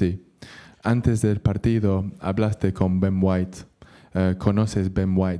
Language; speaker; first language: Spanish; non-native, learner; English